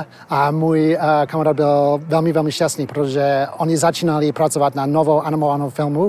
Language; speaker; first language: Czech; early bilingual, heritage; Czech